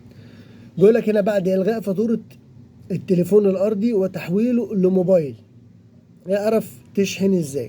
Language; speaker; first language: Arabic; native; Arabic